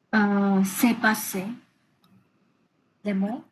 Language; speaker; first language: French; non-native, learner; Vietnamese